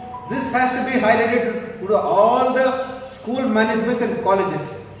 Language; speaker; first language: English; non-native, local second language; Tamil